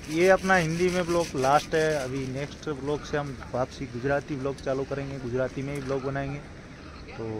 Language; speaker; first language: Hindi; non-native, local second language; Gujarati